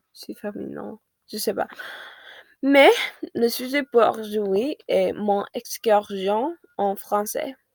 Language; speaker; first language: French; non-native, learner; English